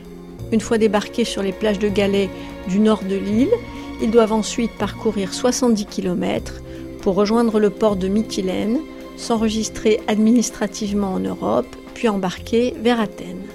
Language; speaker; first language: French; native; French